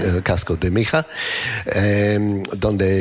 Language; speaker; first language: Spanish; non-native, learner; English